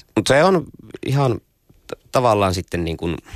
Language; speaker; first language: Finnish; native; Finnish